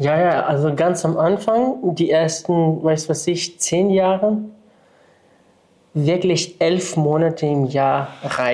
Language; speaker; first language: German; non-native, fluent; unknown